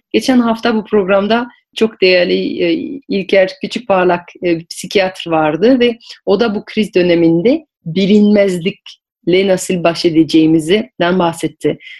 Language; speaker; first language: Turkish; non-native, fluent; French